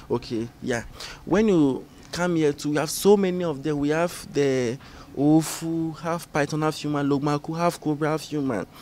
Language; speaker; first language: English; non-native, local second language; Ga